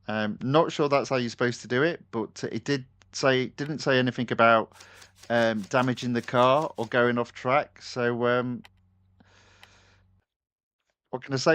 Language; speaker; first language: English; native; English